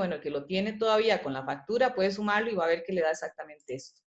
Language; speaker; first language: Spanish; native; Spanish